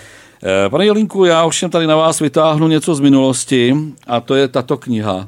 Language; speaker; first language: Czech; native; Czech